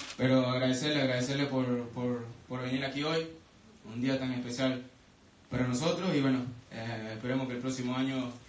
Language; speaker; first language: Spanish; native; Spanish